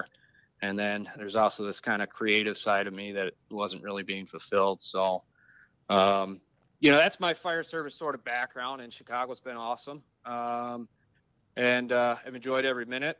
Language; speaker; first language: English; native; English